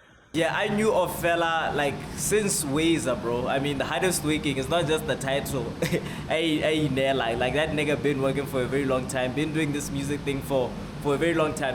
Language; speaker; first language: English; non-native, local second language; Tswana